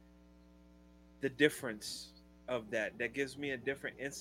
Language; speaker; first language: English; native; English